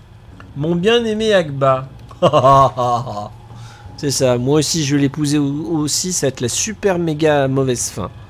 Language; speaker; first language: French; native; French